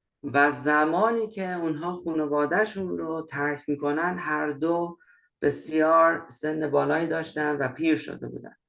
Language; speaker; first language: Persian; native; Persian